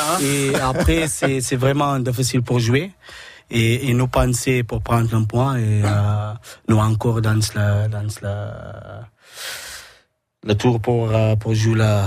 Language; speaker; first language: French; non-native, learner; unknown